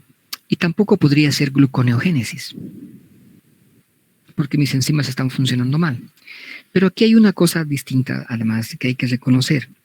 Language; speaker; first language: Spanish; native; Spanish